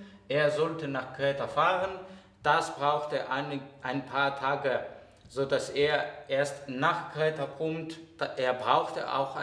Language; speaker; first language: German; non-native, fluent; Greek